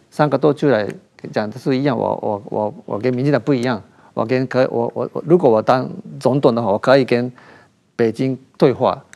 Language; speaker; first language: Chinese; non-native, fluent; Japanese